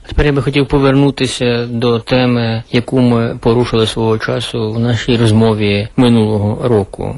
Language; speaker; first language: Ukrainian; native; Ukrainian